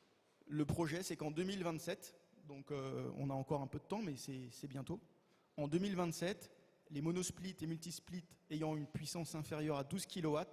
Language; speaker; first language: French; native; French